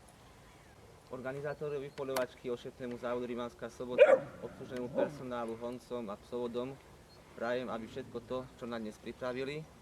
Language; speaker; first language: Slovak; native; Slovak